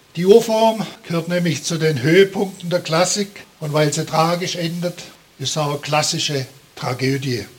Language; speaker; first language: German; native; German